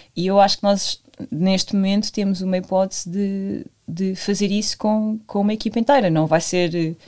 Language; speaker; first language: Portuguese; native; Portuguese